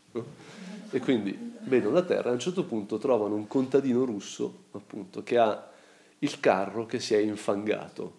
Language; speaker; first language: Italian; native; Italian